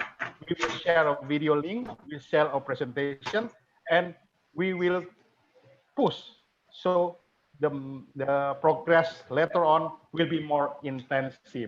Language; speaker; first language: English; non-native, fluent; Indonesian